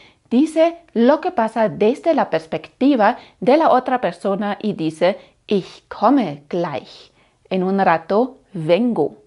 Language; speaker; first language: Spanish; non-native, fluent; German